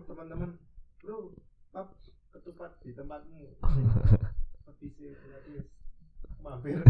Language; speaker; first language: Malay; non-native, local second language; Javanese